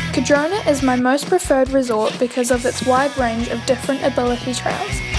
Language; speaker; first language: English; native; English